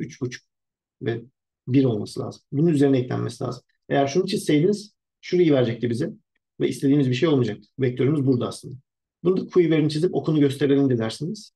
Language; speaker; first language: Turkish; native; Turkish